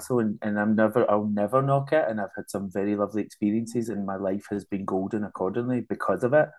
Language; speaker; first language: English; native; English